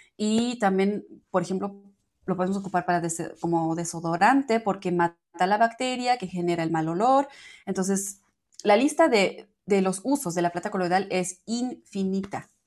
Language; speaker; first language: Spanish; non-native, fluent; German